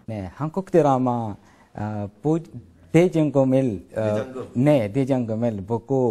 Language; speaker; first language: Korean; non-native, learner; Arabic